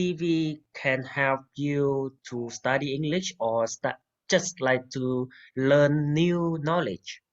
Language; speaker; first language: English; non-native, fluent; Vietnamese